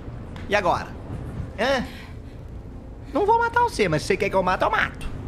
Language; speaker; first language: Portuguese; native; Portuguese